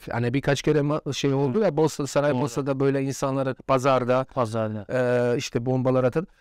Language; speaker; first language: Turkish; non-native, fluent; Bosnian